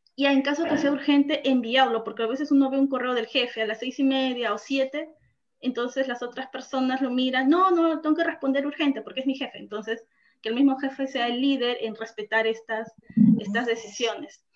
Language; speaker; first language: Spanish; native; Spanish